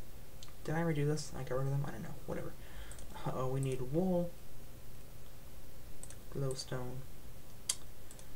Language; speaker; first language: English; native; English